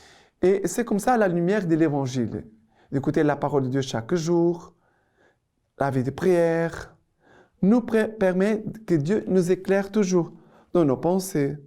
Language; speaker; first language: French; non-native, fluent; Portuguese